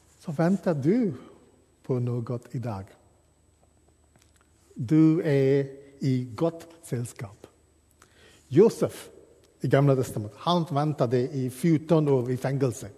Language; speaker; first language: Swedish; non-native, fluent; English